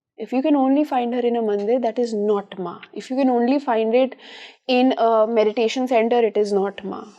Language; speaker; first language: English; non-native, local second language; Hindi